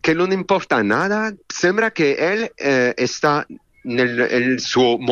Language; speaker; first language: Spanish; non-native, learner; French